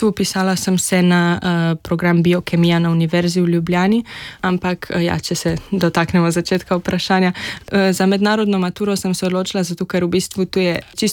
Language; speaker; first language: Slovenian; native; Slovenian